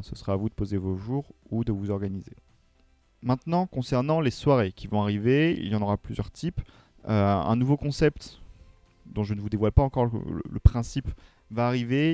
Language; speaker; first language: French; native; French